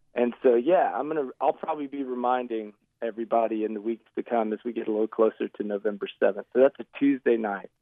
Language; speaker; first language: English; native; English